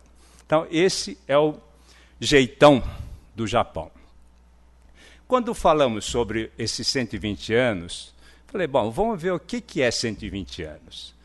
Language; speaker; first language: Portuguese; early bilingual, other home language; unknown